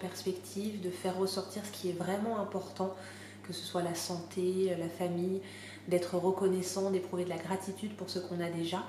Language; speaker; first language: French; native; French